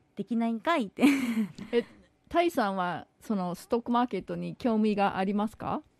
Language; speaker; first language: Japanese; native; Japanese